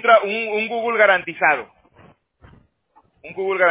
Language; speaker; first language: Spanish; native; Spanish